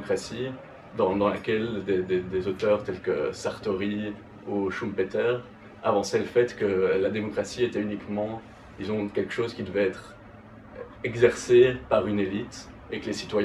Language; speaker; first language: French; native; French